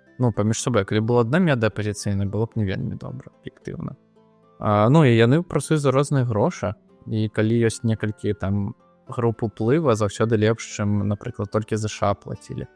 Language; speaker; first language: Belarusian; non-native, local second language; Russian